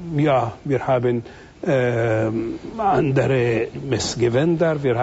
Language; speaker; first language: German; non-native, fluent; Arabic